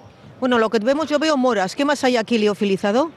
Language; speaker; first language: Spanish; native; Spanish